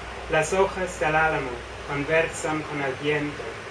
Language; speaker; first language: Spanish; non-native, fluent; English